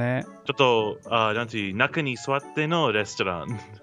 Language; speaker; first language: Japanese; non-native, learner; English